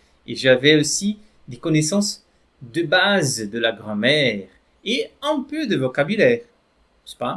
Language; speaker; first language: French; non-native, fluent; Portuguese